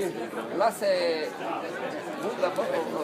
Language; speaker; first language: French; non-native, fluent; Portuguese